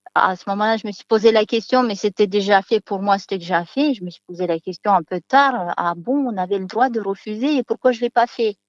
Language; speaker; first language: French; non-native, fluent; Romanian